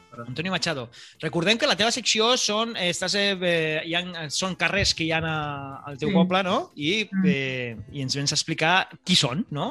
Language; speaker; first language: Catalan; native; Catalan